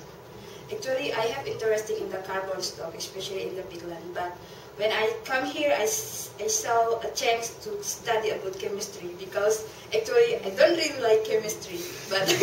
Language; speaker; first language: English; non-native, learner; Indonesian